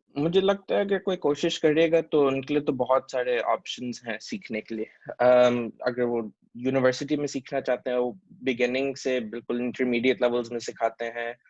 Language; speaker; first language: Hindi; early bilingual, heritage; Hindi